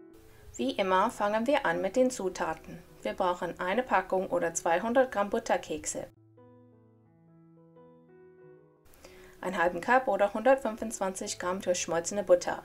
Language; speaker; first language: German; non-native, fluent; English